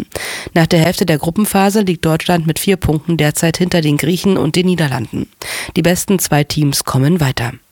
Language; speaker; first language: German; native; German